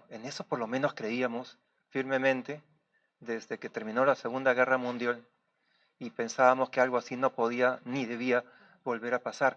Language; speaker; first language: Spanish; native; Spanish